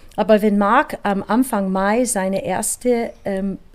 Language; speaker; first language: German; non-native, fluent; English